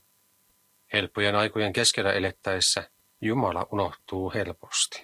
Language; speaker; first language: Finnish; native; Finnish